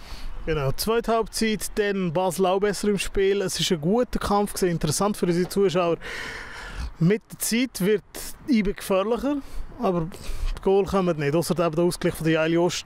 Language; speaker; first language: German; native; German